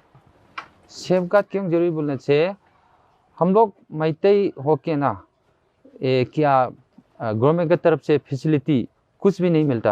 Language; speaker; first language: Hindi; non-native, local second language; Manipuri